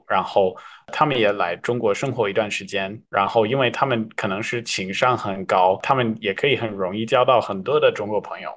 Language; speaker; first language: Chinese; non-native, fluent; English